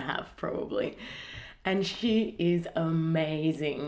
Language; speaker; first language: English; non-native, fluent; Spanish